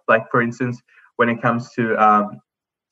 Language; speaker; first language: English; native; English